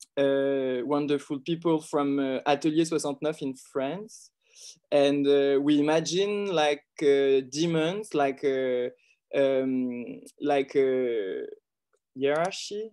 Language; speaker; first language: English; non-native, learner; French